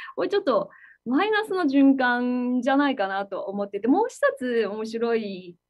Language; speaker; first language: Japanese; non-native, fluent; Chinese